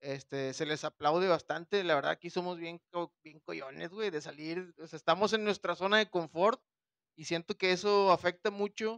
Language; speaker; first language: Spanish; native; Spanish